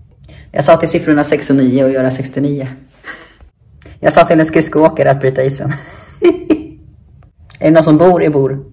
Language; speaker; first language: Swedish; native; Swedish